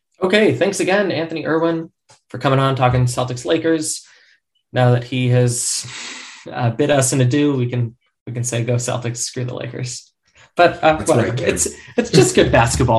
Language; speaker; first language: English; native; English